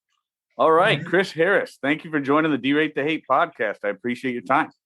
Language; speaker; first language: English; native; English